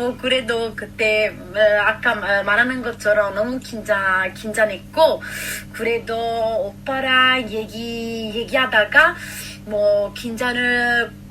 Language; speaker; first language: Korean; non-native, learner; Italian